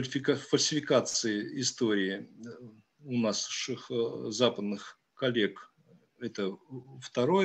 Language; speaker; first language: Russian; native; Russian